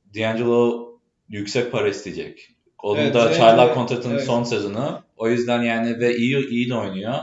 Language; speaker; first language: Turkish; early bilingual, heritage; Turkish